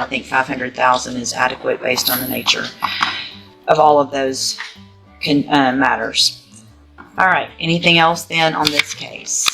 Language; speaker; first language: English; native; English